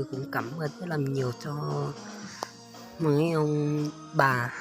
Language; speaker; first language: Vietnamese; non-native, local second language; Hmong